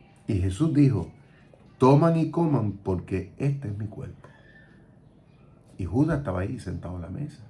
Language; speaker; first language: Spanish; native; Spanish